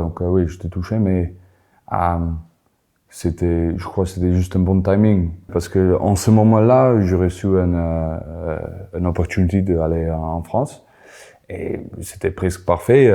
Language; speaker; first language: French; non-native, fluent; Afrikaans